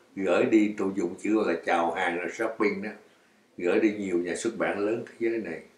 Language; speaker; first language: Vietnamese; native; Vietnamese